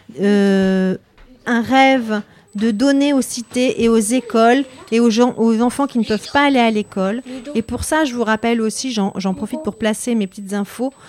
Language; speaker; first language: French; native; French